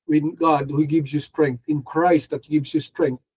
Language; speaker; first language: English; non-native, local second language; Filipino